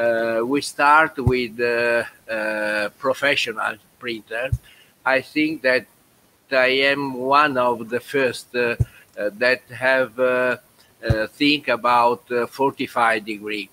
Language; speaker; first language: English; non-native, learner; Italian